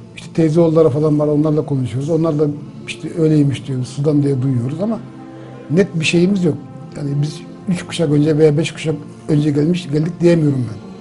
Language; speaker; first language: Turkish; native; Turkish